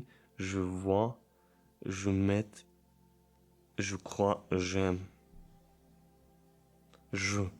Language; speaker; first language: French; non-native, learner; German